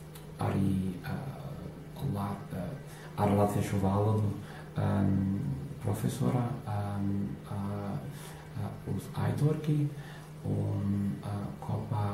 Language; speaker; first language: Latvian; non-native, learner; English